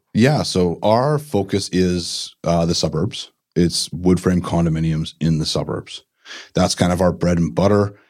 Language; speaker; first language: English; native; English